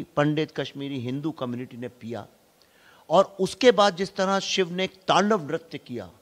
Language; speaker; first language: Hindi; native; Hindi